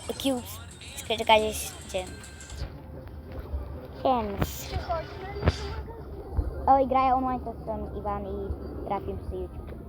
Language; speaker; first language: Bulgarian; early bilingual, heritage; Bulgarian